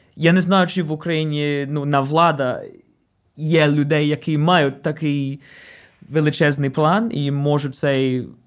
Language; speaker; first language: Ukrainian; non-native, fluent; English